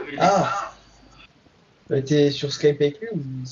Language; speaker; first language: French; native; French